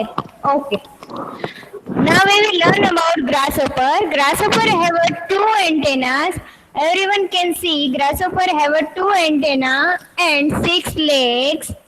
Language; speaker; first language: English; non-native, local second language; Hindi